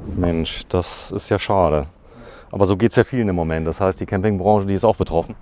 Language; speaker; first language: German; native; German